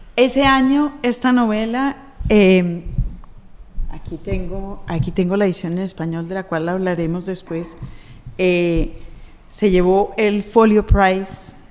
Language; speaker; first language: Spanish; native; Spanish